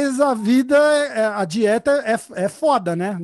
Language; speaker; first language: Portuguese; native; Portuguese